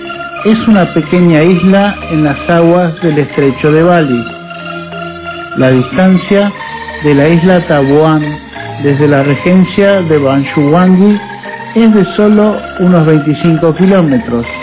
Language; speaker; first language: Spanish; non-native, fluent; Indonesian